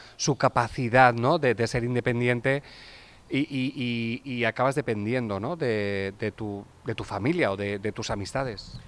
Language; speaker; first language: Spanish; non-native, local second language; Catalan